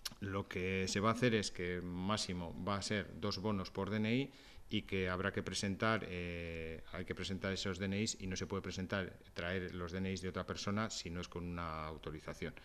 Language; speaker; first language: Spanish; native; Spanish